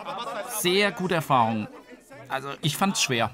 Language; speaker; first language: German; native; German